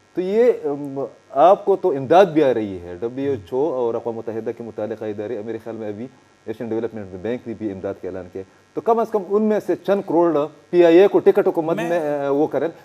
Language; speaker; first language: Urdu; non-native, local second language; Pashto